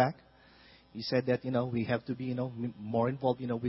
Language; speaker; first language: English; non-native, local second language; Filipino